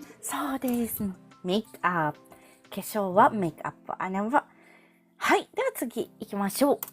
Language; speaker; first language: Japanese; non-native, fluent; Filipino